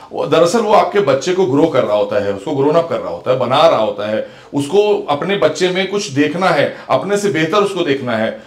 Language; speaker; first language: Hindi; native; Hindi